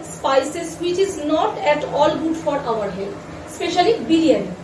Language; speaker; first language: English; non-native, local second language; Bangla